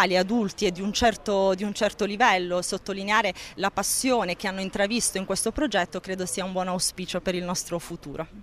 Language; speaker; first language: Italian; native; Italian